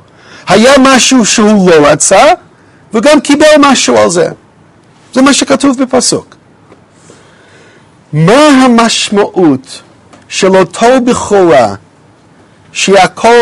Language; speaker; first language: Hebrew; non-native, fluent; English